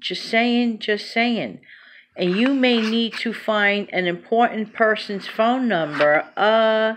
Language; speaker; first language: English; native; English